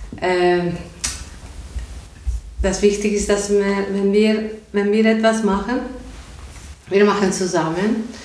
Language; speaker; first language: German; non-native, learner; Spanish